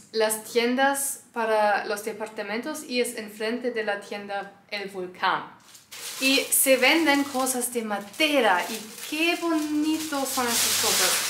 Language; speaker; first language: Spanish; non-native, learner; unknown